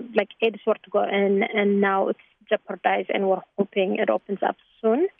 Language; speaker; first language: English; non-native, fluent; Tigrinya